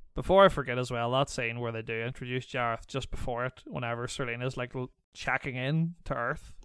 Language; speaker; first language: English; native; English